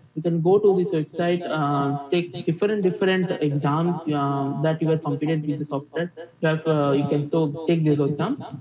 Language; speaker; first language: English; non-native, local second language; Bangla